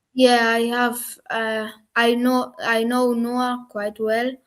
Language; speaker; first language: English; non-native, learner; German